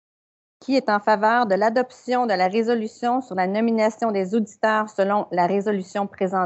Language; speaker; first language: French; native; French